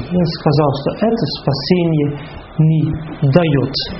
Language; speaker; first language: Russian; non-native, fluent; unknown